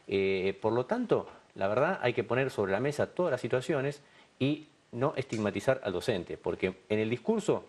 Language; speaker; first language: Spanish; native; Spanish